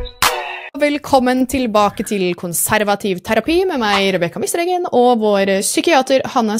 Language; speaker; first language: Norwegian; native; Norwegian